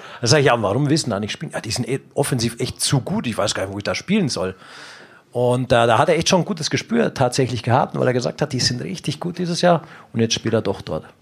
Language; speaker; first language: German; native; German